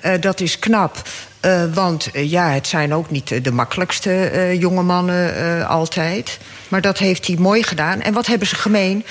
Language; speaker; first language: Dutch; early bilingual, other home language; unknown